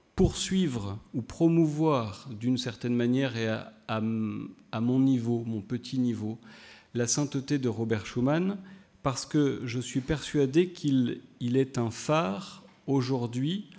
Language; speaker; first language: French; native; French